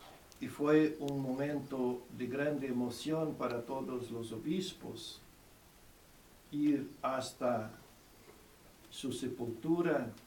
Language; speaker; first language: Spanish; non-native, fluent; Portuguese